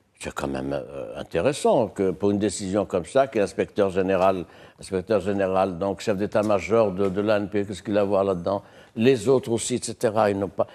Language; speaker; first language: French; non-native, local second language; Arabic